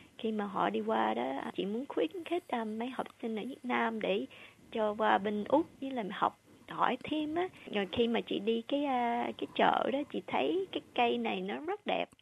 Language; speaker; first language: Vietnamese; early bilingual, heritage; Vietnamese